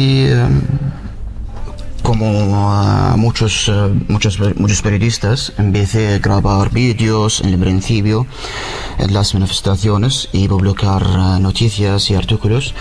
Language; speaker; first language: Spanish; non-native, learner; Arabic